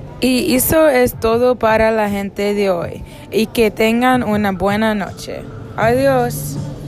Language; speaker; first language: Spanish; non-native, learner; English